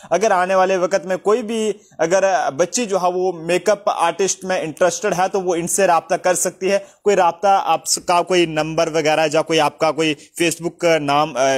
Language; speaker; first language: Hindi; native; Hindi